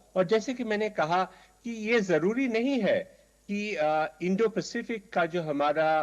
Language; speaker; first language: Hindi; native; Hindi